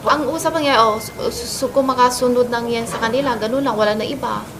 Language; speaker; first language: Filipino; non-native, learner; Chinese